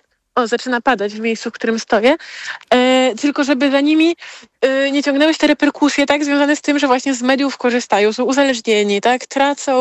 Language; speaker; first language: Polish; native; Polish